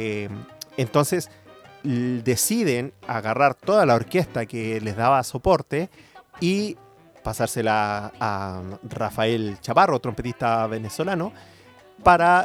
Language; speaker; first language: Spanish; native; Spanish